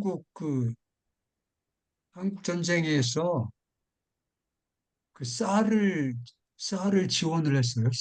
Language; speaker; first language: Korean; native; Korean